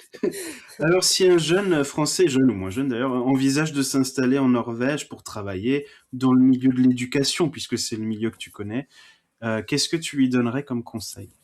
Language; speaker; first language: French; native; French